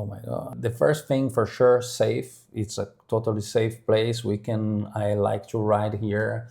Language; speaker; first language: English; non-native, fluent; Portuguese